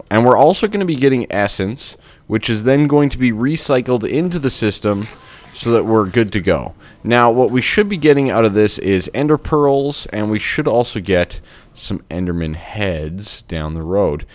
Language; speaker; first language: English; native; English